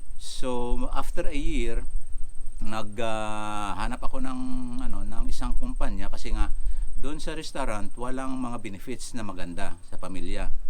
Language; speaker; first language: Filipino; native; Filipino